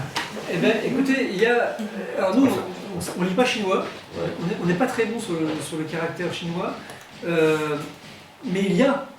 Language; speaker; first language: French; native; French